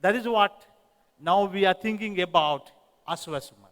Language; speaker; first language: English; non-native, local second language; Tamil